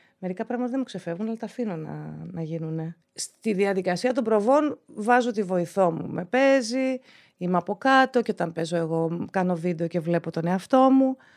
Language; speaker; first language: Greek; native; Greek